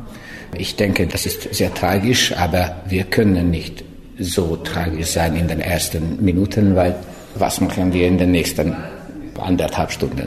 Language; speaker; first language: German; non-native, local second language; Hungarian